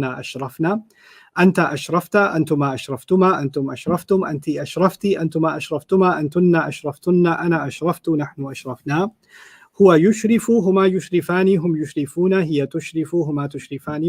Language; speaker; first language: Arabic; non-native, fluent; English